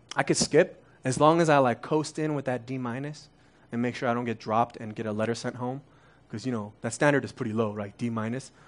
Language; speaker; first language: English; early bilingual, other home language; Korean